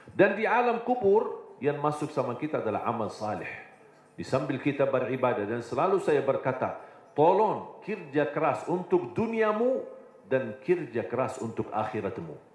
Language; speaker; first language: Indonesian; non-native, fluent; Arabic